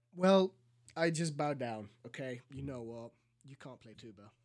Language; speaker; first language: English; early bilingual, other home language; Greek